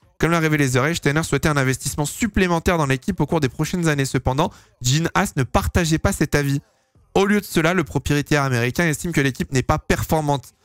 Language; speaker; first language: French; native; French